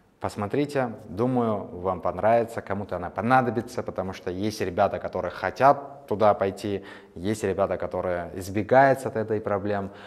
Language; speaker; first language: Russian; non-native, local second language; Uzbek